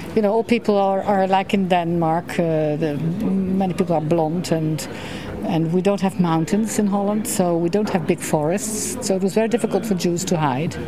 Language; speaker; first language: English; non-native, fluent; Dutch